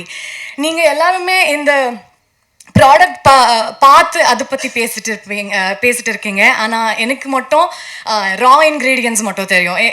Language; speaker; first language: Tamil; non-native, learner; Kannada